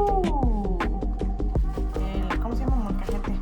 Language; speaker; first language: Spanish; early bilingual, heritage; Spanish